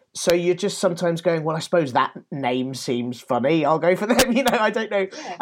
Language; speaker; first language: English; native; English